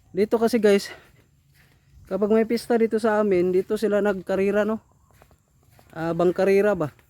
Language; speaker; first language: Filipino; non-native, local second language; Cebuano